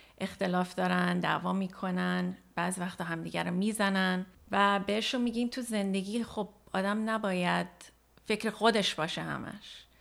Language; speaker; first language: Persian; early bilingual, heritage; Persian